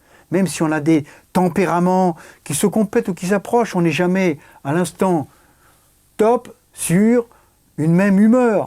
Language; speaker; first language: French; native; French